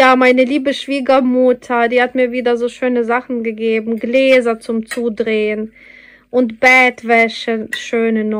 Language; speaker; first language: German; non-native, fluent; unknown